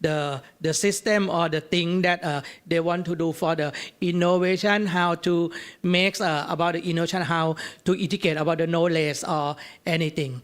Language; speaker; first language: English; non-native, learner; Thai